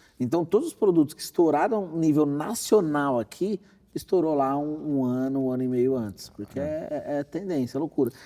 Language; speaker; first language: Portuguese; native; Portuguese